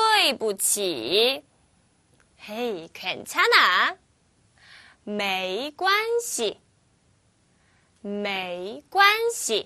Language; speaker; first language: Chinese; non-native, fluent; Korean